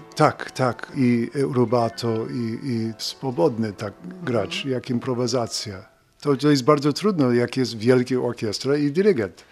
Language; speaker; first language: Polish; non-native, learner; English